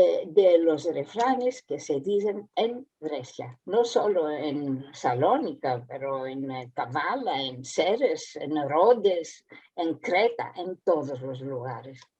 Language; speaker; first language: Spanish; early bilingual, heritage; Spanish